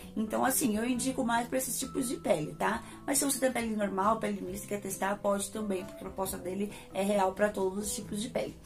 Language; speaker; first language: Portuguese; native; Portuguese